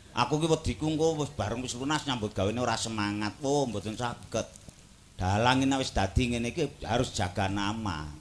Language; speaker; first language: Javanese; native; Javanese